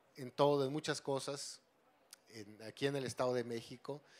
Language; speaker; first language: Spanish; native; Spanish